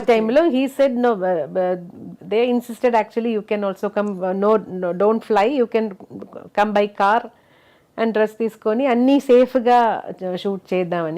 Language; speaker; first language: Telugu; non-native, fluent; Malayalam